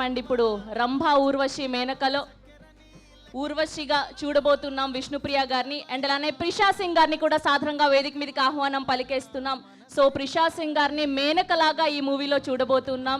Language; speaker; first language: Telugu; native; Telugu